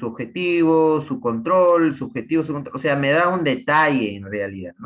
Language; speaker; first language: Spanish; native; Spanish